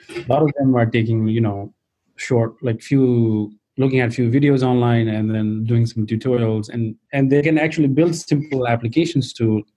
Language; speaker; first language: English; non-native, local second language; Nepali